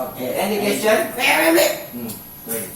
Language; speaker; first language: English; non-native, learner; Indonesian